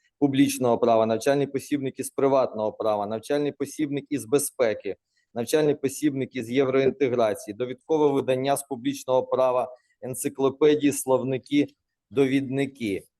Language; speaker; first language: Ukrainian; native; Ukrainian